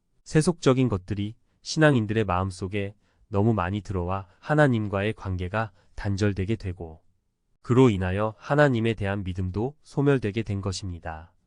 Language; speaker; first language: Korean; native; Korean